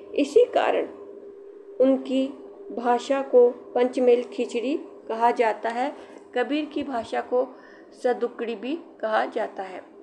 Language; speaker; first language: Hindi; native; Hindi